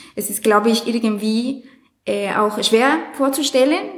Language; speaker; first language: German; non-native, fluent; Spanish